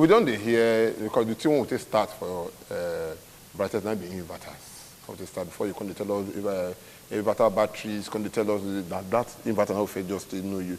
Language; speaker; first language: English; non-native, local second language; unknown